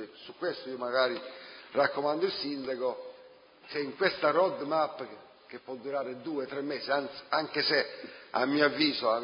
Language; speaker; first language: Italian; native; Italian